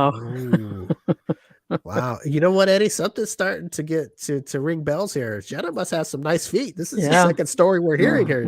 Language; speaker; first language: English; native; English